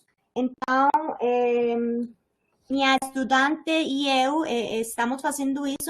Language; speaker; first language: Portuguese; non-native, learner; Spanish